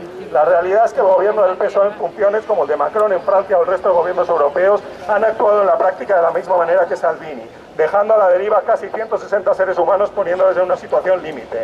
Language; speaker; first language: Spanish; native; Spanish